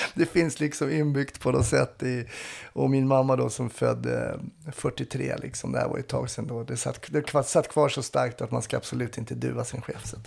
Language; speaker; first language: Swedish; native; Swedish